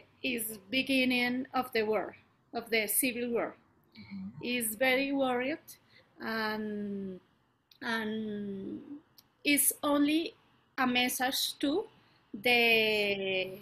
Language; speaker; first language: English; non-native, learner; Spanish